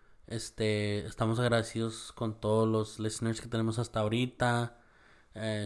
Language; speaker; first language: Spanish; early bilingual, heritage; Spanish